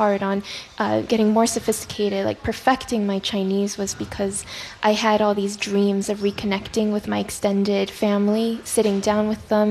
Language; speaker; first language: English; non-native, local second language; Chinese